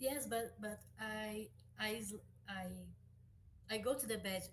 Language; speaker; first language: English; non-native, learner; Portuguese